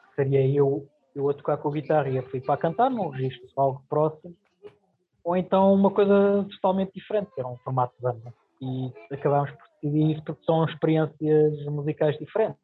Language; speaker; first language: Portuguese; native; Portuguese